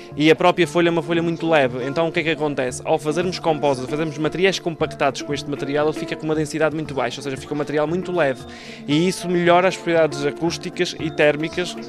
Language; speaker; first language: Portuguese; native; Portuguese